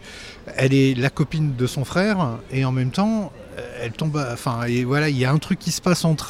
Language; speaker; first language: French; native; French